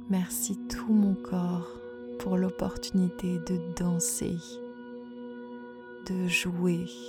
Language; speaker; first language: French; native; French